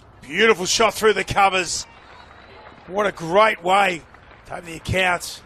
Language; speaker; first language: English; native; English